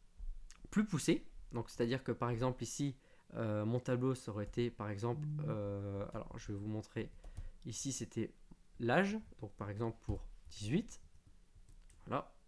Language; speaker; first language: French; native; French